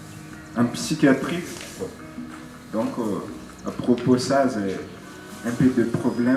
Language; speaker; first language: French; non-native, local second language; Malagasy